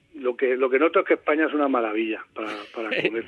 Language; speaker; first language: Spanish; native; Spanish